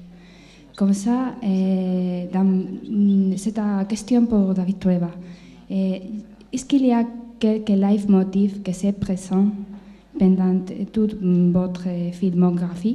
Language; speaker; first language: French; non-native, fluent; Spanish